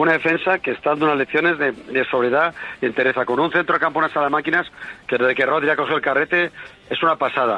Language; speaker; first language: Spanish; native; Spanish